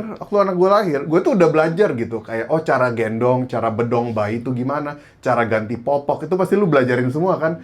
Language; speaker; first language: Indonesian; native; Indonesian